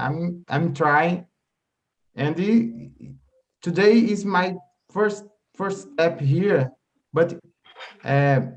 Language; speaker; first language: English; non-native, learner; Portuguese